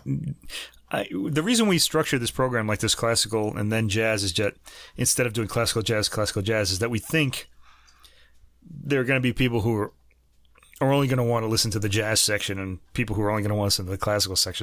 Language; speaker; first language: English; native; English